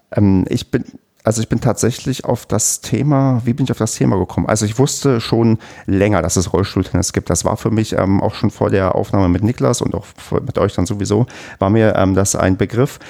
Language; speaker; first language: German; native; German